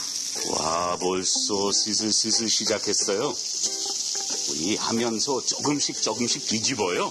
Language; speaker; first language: Korean; non-native, fluent; English